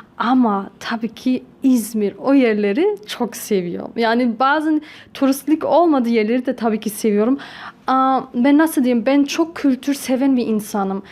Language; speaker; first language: Turkish; early bilingual, heritage; Turkish